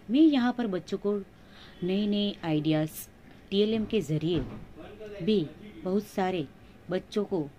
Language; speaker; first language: Hindi; non-native, local second language; Gujarati